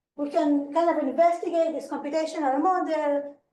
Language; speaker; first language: English; non-native, fluent; Hebrew